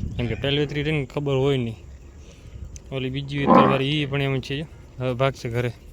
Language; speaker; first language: Gujarati; native; Gujarati